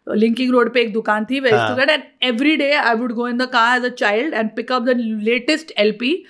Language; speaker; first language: Hindi; native; Hindi